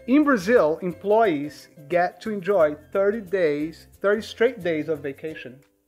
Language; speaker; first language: English; non-native, fluent; Portuguese